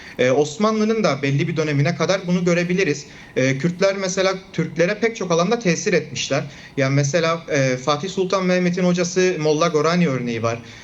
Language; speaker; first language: Turkish; non-native, local second language; Kurdish